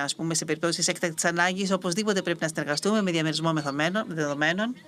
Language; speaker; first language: Greek; native; Greek